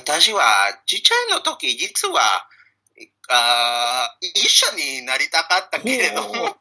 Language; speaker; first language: Japanese; non-native, learner; Spanish